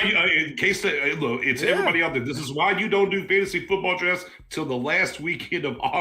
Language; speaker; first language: English; native; English